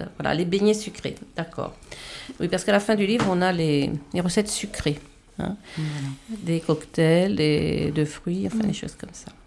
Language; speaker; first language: French; native; French